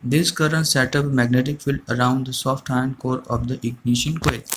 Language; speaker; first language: English; non-native, local second language; Gujarati